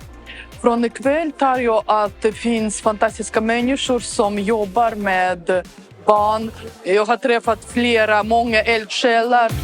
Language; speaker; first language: Swedish; non-native, fluent; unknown